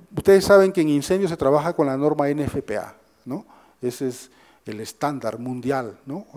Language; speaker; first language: Spanish; native; Spanish